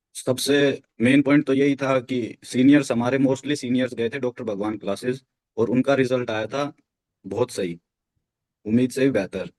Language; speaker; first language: Hindi; native; Hindi